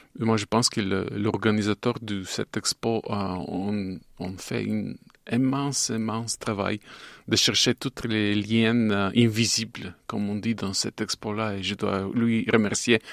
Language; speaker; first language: French; non-native, fluent; Bulgarian